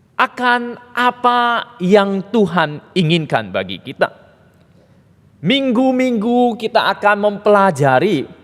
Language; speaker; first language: Indonesian; native; Indonesian